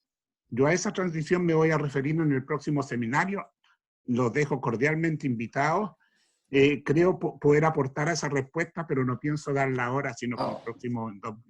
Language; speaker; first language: Spanish; native; Spanish